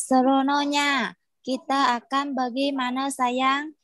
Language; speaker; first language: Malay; non-native, learner; Vietnamese